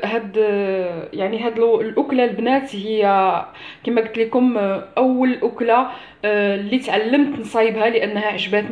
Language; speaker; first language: Arabic; native; Arabic